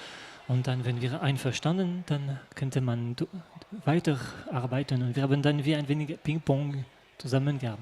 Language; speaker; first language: German; non-native, local second language; French